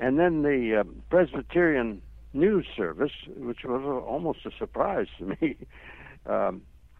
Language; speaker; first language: English; native; English